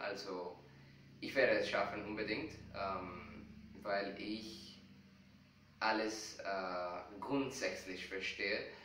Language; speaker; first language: German; non-native, fluent; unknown